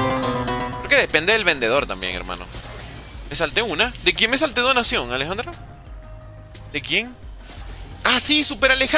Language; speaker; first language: Spanish; native; Spanish